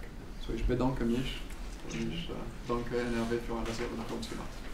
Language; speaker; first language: German; non-native, learner; French